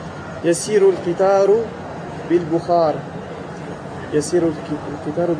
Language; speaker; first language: Arabic; non-native, learner; French